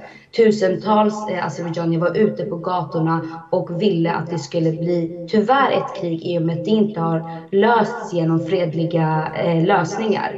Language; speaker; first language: Swedish; early bilingual, other home language; Azerbaijani